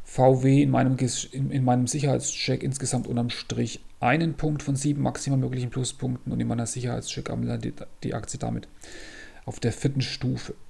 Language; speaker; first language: German; native; German